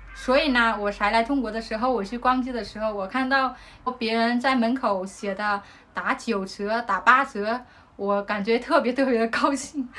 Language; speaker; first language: Chinese; non-native, fluent; Vietnamese